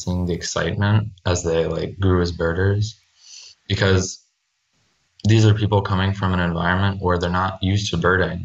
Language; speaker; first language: English; native; English